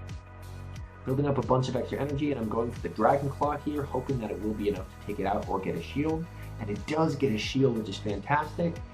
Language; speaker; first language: English; native; English